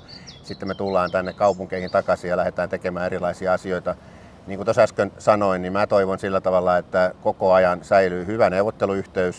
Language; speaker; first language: Finnish; native; Finnish